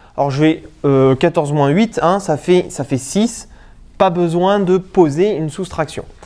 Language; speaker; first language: French; native; French